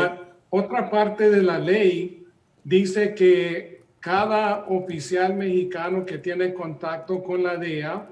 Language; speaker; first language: Spanish; early bilingual, heritage; Spanish